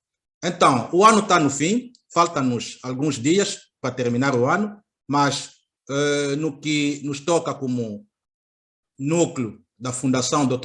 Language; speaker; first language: Portuguese; native; Portuguese